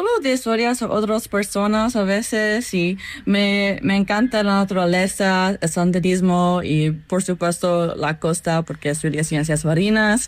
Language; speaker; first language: Spanish; non-native, learner; English